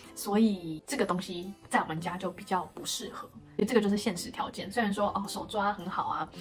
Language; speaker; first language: Chinese; native; Chinese